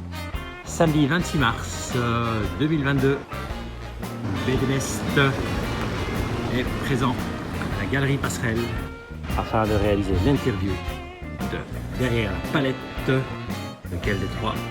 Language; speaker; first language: French; native; French